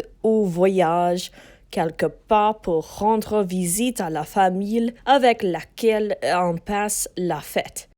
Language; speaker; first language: French; non-native, learner; English